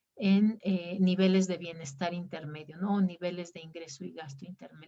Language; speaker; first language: Spanish; native; Spanish